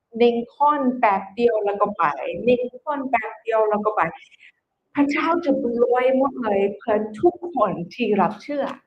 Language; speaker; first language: Thai; non-native, fluent; English